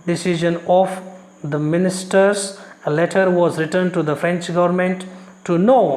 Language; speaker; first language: English; non-native, local second language; Kannada